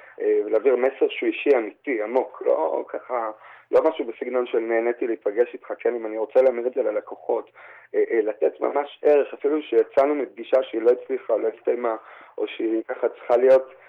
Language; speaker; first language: Hebrew; native; Hebrew